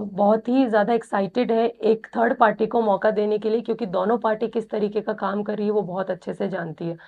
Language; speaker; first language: Hindi; native; Hindi